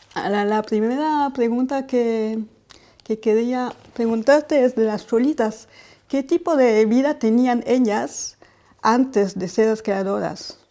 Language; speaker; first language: Spanish; non-native, fluent; French